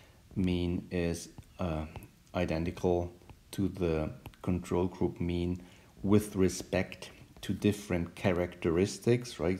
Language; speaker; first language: English; non-native, fluent; German